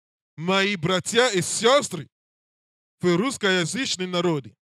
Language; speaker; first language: Russian; non-native, learner; English